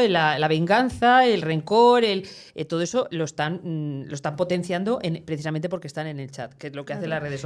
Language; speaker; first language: Spanish; native; Spanish